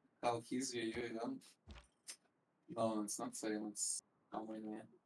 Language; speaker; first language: English; non-native, learner; Russian